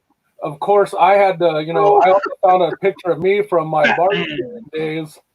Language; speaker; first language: English; native; English